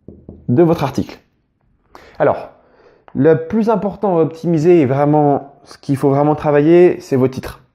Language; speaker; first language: French; native; French